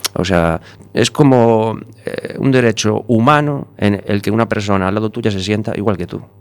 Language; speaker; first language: Spanish; native; Spanish